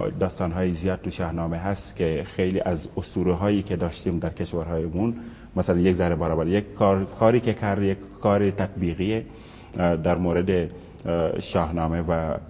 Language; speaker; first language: Persian; non-native, fluent; Wolof